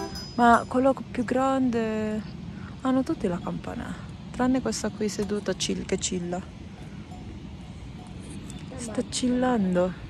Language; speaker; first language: Italian; early bilingual, other home language; Filipino